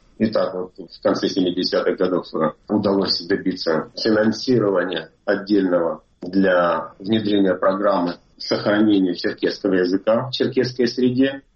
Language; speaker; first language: Russian; non-native, fluent; Adyghe